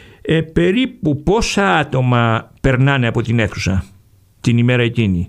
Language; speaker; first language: Greek; native; Greek